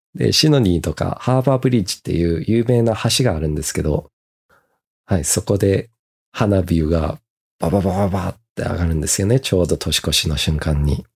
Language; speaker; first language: Japanese; early bilingual, heritage; Japanese